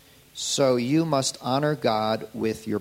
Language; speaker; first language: English; native; English